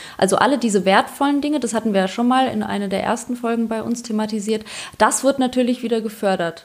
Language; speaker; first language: German; early bilingual, other home language; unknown